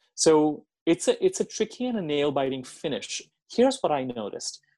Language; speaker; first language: English; non-native, local second language; Hindi